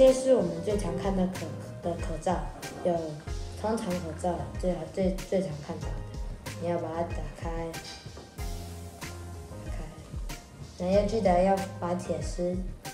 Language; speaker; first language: Chinese; early bilingual, heritage; Chinese